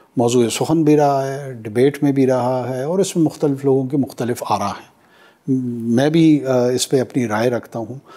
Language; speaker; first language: Urdu; non-native, local second language; Pashto